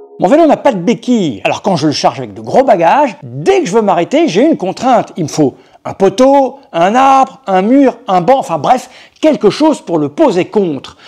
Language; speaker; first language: French; native; French